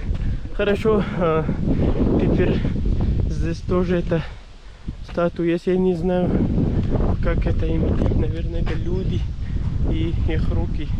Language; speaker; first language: Russian; non-native, learner; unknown